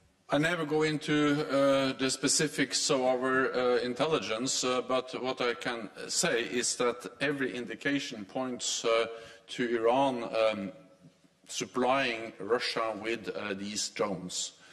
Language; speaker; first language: English; non-native, fluent; Norwegian